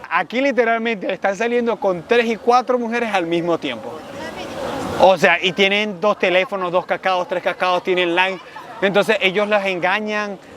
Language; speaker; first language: Spanish; native; Spanish